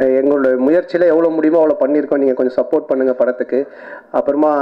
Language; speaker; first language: Tamil; native; Tamil